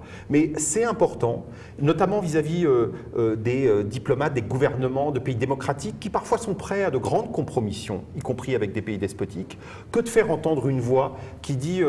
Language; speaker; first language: French; native; French